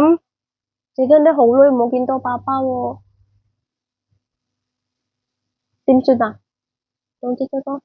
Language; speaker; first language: Cantonese; non-native, learner; Indonesian